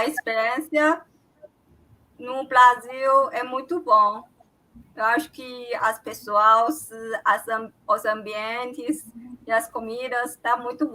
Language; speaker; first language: Portuguese; early bilingual, heritage; Chinese